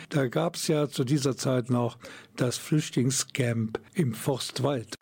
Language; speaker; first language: German; native; German